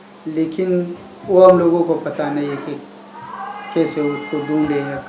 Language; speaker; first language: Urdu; non-native, learner; Persian